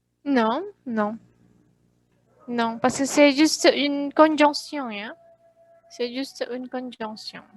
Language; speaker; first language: French; non-native, fluent; Indonesian